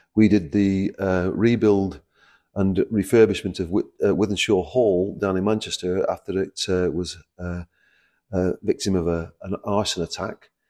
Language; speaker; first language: English; native; English